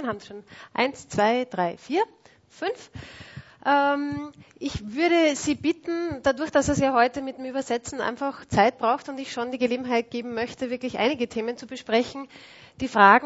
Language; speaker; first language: German; native; German